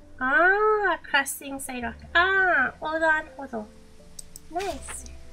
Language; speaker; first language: Japanese; non-native, learner; English